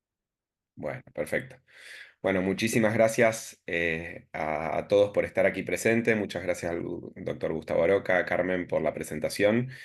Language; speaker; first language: Spanish; native; Spanish